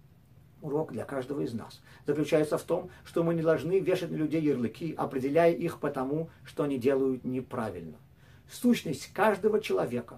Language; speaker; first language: Russian; native; Russian